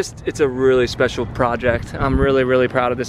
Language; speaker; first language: English; native; English